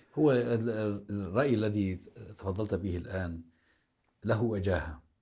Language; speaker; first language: Arabic; native; Arabic